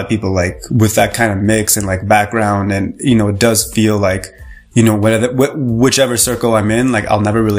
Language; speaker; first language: English; native; English